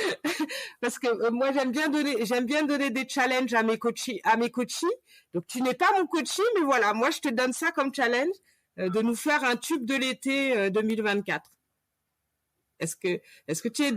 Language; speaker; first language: French; native; French